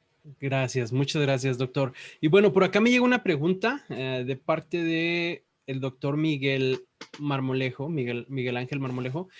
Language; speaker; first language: Spanish; native; Spanish